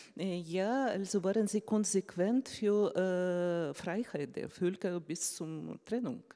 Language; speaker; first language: German; non-native, fluent; Russian